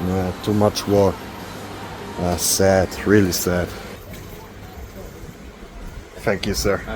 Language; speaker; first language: English; non-native, learner; German